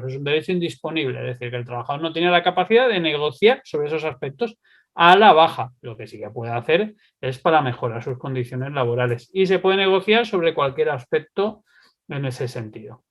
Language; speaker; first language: Spanish; native; Spanish